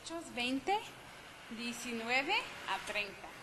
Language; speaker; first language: Spanish; non-native, fluent; English